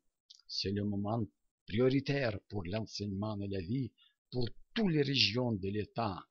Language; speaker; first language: French; non-native, learner; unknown